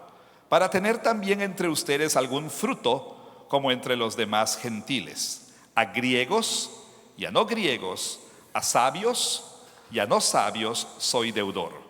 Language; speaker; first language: Spanish; non-native, fluent; English